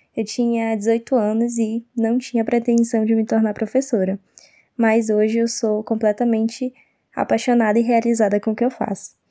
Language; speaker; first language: Portuguese; native; Portuguese